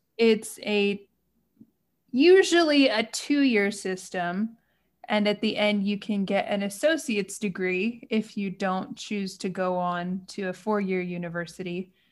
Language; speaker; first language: English; native; English